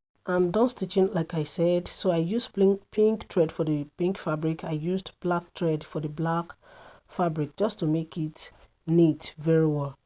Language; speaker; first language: English; non-native, local second language; Yoruba